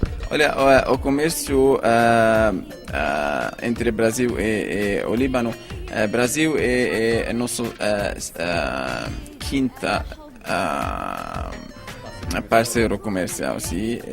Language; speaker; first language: Portuguese; non-native, fluent; Arabic